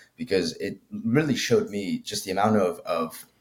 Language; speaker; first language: English; early bilingual, other home language; Spanish